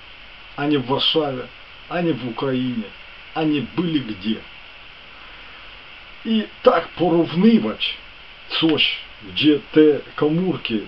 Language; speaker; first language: Polish; non-native, fluent; Ukrainian